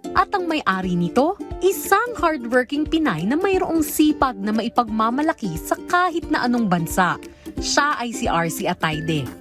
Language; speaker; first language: Filipino; native; Filipino